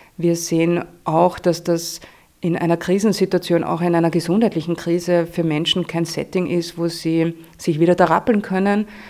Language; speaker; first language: German; native; German